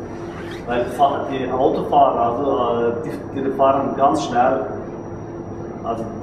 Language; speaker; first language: German; non-native, learner; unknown